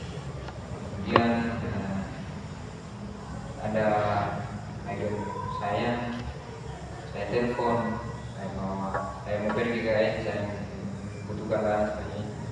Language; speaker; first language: Indonesian; non-native, local second language; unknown